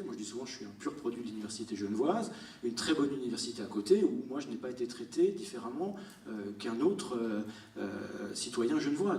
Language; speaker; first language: French; native; French